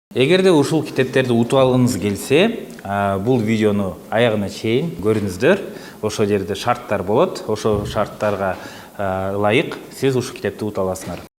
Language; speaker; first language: Kyrgyz; native; Kyrgyz